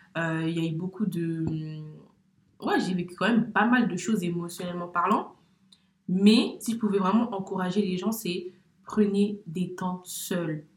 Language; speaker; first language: French; native; French